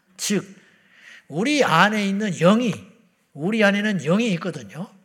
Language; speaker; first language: Korean; native; Korean